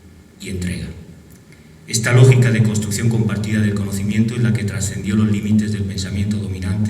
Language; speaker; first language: Spanish; native; Spanish